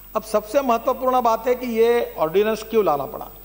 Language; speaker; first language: Hindi; non-native, local second language; Marathi